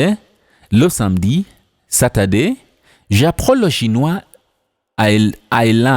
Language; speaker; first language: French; non-native, fluent; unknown